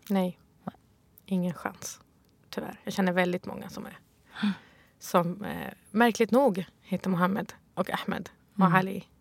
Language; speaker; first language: Swedish; early bilingual, other home language; Arabic